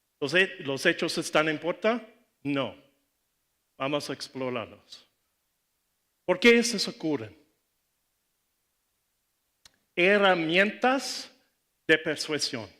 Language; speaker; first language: Spanish; non-native, learner; English